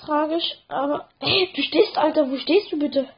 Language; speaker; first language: German; native; German